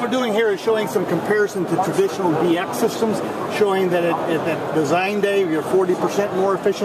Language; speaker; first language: English; native; English